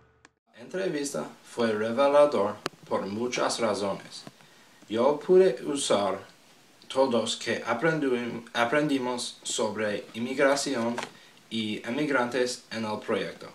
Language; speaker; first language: Spanish; non-native, learner; English